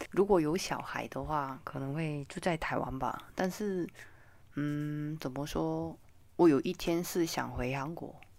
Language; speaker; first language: Chinese; non-native, fluent; Korean